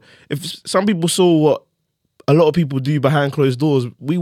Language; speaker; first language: English; native; English